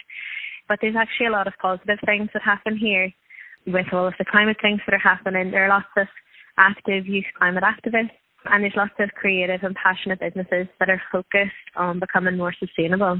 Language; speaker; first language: English; native; English